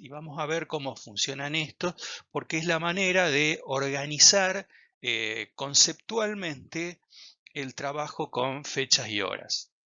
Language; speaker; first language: Spanish; native; Spanish